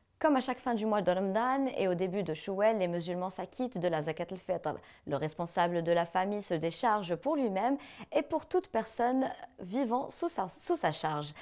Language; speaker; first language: French; non-native, local second language; Arabic